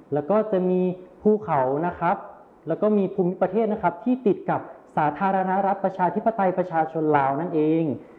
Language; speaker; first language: Thai; native; Thai